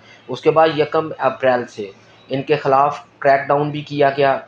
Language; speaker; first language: Urdu; non-native, local second language; Punjabi